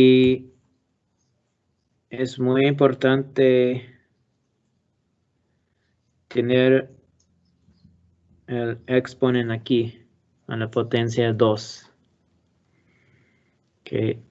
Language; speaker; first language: Spanish; non-native, learner; English